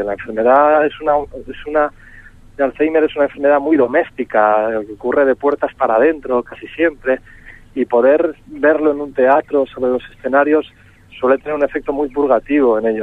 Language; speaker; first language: Spanish; native; Spanish